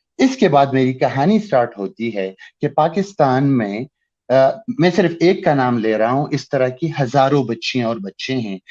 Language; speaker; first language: Urdu; non-native, local second language; Pashto